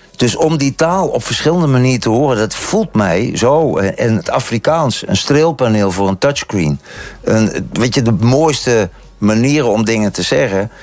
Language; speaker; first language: Dutch; native; Dutch